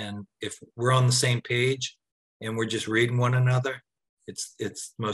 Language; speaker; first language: English; native; English